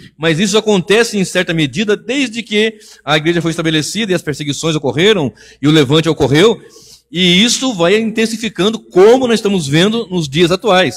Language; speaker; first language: Portuguese; native; Portuguese